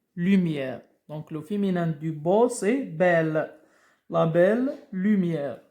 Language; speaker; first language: French; non-native, local second language; Arabic